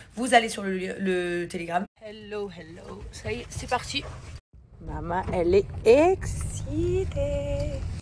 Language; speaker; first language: French; native; French